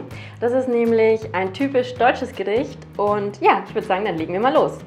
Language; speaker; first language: German; native; German